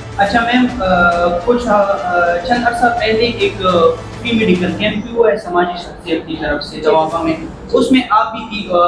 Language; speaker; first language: Urdu; non-native, local second language; Pashto